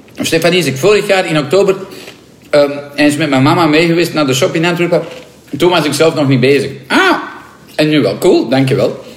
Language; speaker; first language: Dutch; non-native, local second language; French